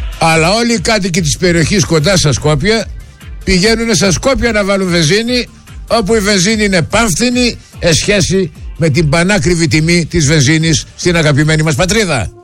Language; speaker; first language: Greek; native; Greek